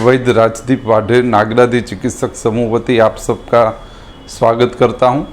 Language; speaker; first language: Hindi; non-native, local second language; Gujarati